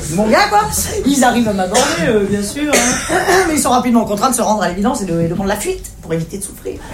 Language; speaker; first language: French; native; French